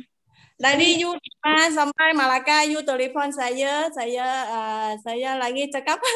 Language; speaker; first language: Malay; non-native, learner; Vietnamese